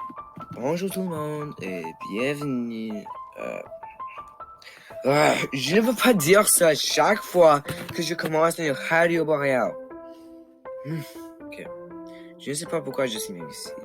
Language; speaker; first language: French; non-native, local second language; English